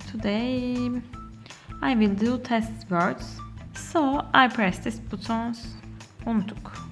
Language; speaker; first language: English; non-native, learner; Turkish